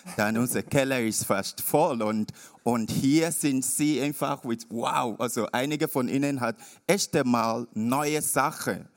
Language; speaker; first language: German; non-native, learner; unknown